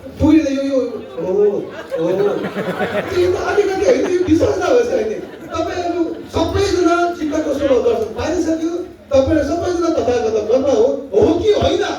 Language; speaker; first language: Nepali; non-native, local second language; Tibetan